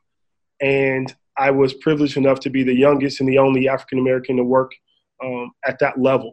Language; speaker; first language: English; native; English